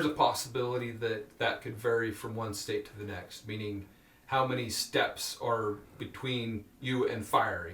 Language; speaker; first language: English; native; English